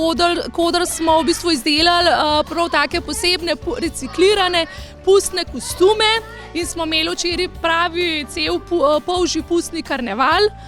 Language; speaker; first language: Slovenian; native; Slovenian